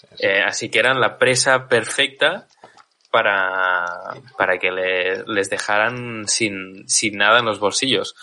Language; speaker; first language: Spanish; native; Spanish